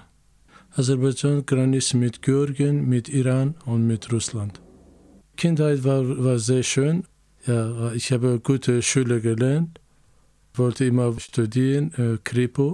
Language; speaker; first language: German; non-native, learner; Azerbaijani